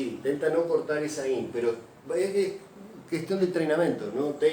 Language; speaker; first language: Portuguese; non-native, fluent; Spanish